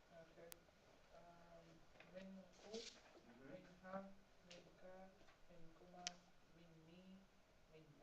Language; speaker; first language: Arabic; non-native, learner; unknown